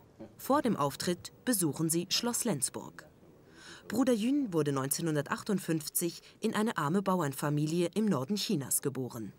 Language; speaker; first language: German; native; German